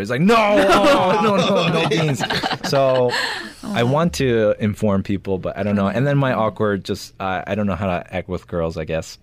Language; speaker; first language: English; early bilingual, other home language; Korean